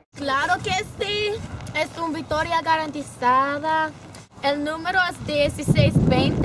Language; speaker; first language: Spanish; non-native, learner; English